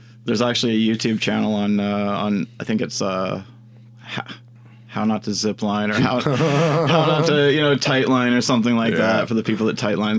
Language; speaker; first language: English; native; English